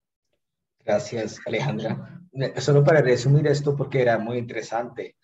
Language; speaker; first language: Spanish; non-native, fluent; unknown